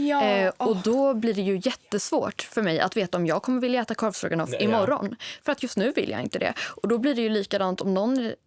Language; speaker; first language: Swedish; native; Swedish